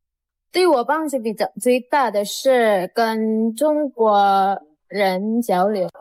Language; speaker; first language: Chinese; non-native, fluent; Indonesian